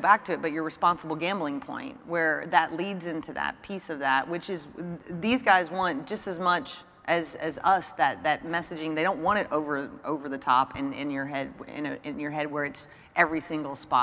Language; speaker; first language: English; native; English